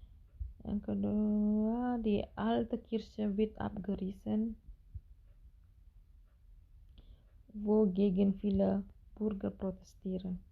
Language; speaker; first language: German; non-native, learner; Indonesian